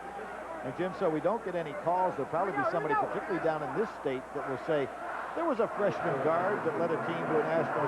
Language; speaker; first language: English; native; English